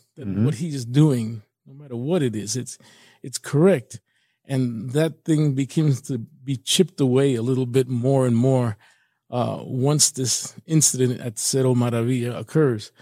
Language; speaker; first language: English; native; English